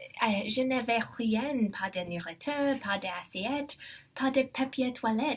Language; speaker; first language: French; non-native, learner; English